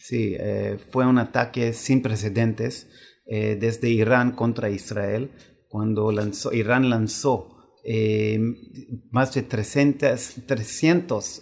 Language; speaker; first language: Spanish; non-native, fluent; Hebrew